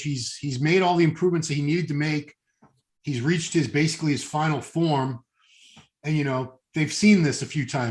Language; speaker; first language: English; native; English